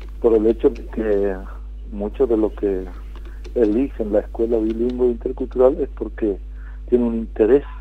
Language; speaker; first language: Spanish; non-native, local second language; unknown